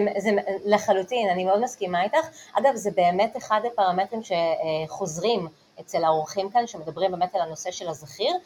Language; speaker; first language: Hebrew; native; Hebrew